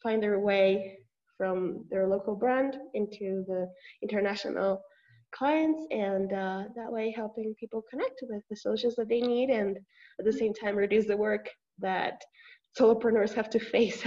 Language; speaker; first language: English; non-native, fluent; Spanish